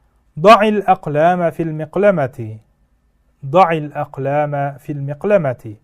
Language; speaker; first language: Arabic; non-native, fluent; Uzbek